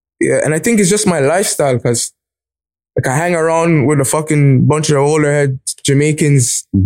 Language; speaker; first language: English; native; English